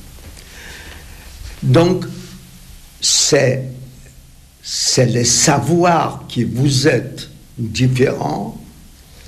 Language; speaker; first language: French; non-native, fluent; Polish